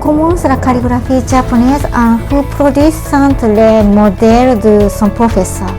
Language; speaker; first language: French; non-native, learner; Japanese